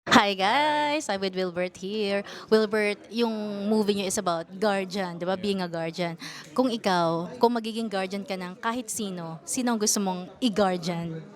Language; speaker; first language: Filipino; native; Filipino